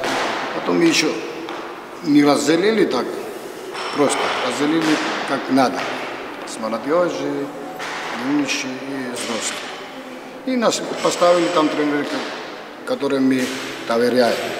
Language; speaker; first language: Russian; non-native, fluent; Georgian